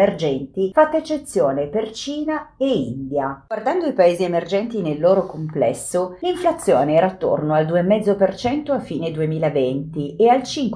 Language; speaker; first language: Italian; native; Italian